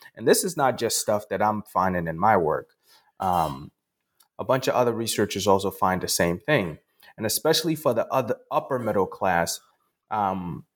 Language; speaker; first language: English; non-native, local second language; Akan